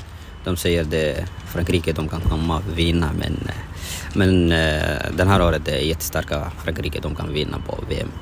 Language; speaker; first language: Swedish; non-native, learner; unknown